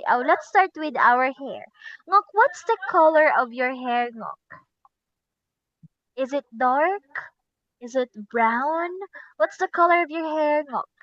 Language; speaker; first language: English; non-native, local second language; Filipino